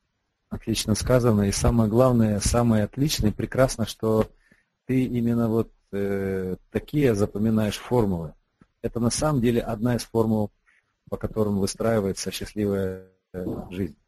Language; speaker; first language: Russian; native; Russian